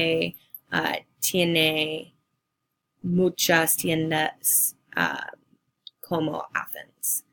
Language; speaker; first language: Spanish; non-native, learner; English